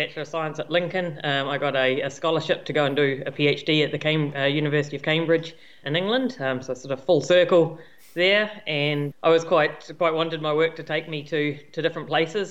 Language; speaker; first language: English; native; English